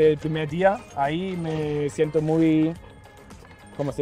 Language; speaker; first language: Spanish; non-native, fluent; German